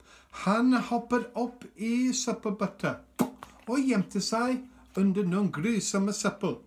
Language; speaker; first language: Norwegian; non-native, fluent; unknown